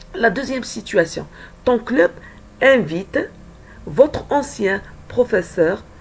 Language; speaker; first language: French; non-native, local second language; Arabic